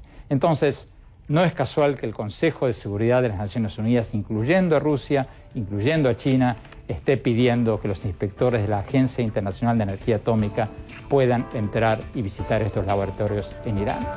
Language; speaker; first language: Spanish; native; Spanish